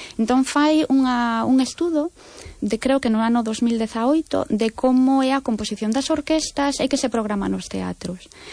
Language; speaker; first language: Galician; non-native, local second language; Spanish